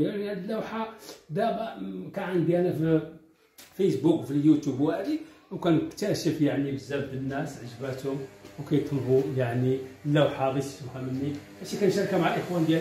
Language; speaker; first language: Arabic; native; Arabic